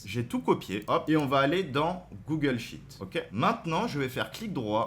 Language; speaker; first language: French; native; French